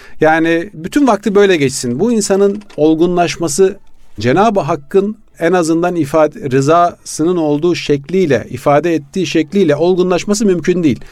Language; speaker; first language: Turkish; native; Turkish